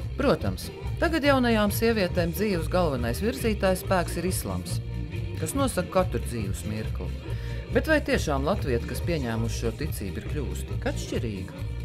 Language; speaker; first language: Latvian; native; Latvian